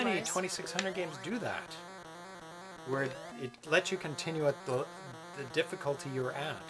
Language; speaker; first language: English; native; English